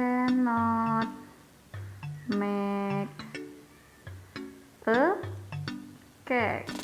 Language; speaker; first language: English; non-native, learner; Indonesian